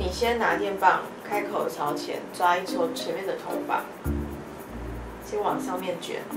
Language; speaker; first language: Chinese; native; Chinese